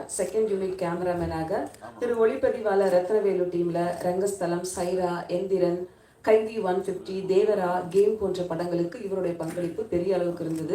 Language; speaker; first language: Tamil; native; Tamil